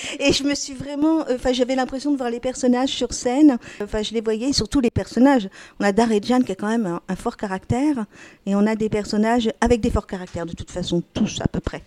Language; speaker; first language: French; native; French